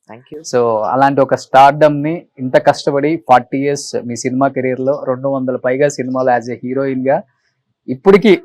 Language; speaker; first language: Telugu; native; Telugu